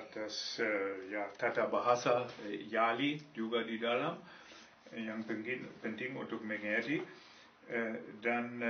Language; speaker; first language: Indonesian; non-native, fluent; German